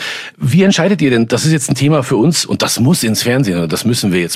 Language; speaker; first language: German; native; German